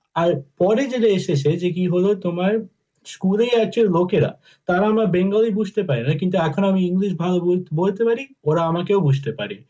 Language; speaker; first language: Bangla; early bilingual, heritage; Bangla